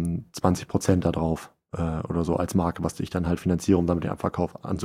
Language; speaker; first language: German; native; German